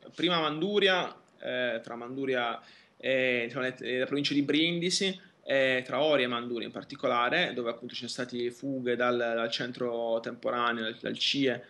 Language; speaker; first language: Italian; native; Italian